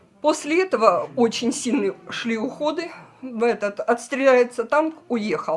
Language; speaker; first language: Russian; native; Russian